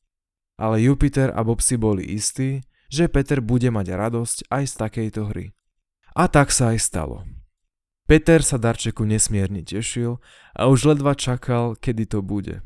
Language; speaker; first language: Slovak; native; Slovak